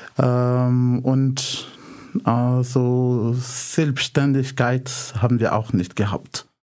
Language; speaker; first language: German; non-native, fluent; Arabic